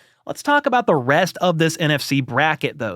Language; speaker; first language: English; native; English